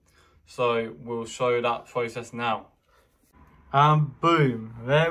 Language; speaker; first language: English; native; English